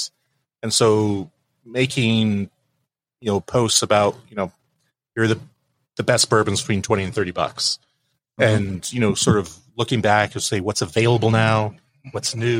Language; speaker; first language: English; native; English